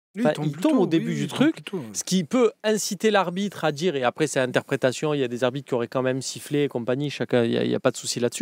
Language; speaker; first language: French; native; French